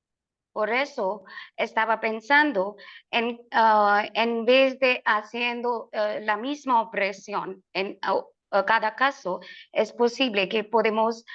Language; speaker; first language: Spanish; non-native, learner; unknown